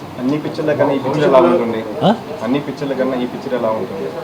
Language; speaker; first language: Telugu; native; Telugu